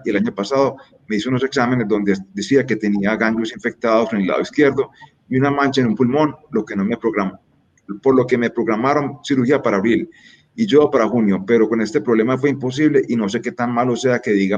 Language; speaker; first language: Spanish; native; Spanish